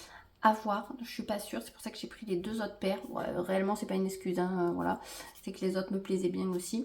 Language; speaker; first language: French; native; French